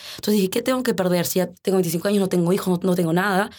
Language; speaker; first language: Spanish; early bilingual, heritage; Spanish